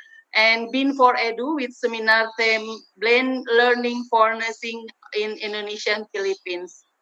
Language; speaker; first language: English; non-native, learner; Indonesian